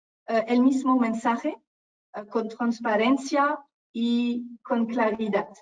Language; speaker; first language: Spanish; non-native, fluent; French